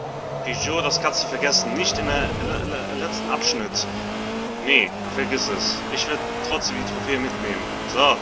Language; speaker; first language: German; native; German